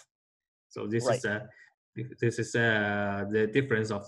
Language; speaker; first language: English; non-native, learner; Chinese